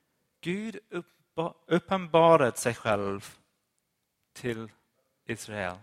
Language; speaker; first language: Swedish; non-native, fluent; English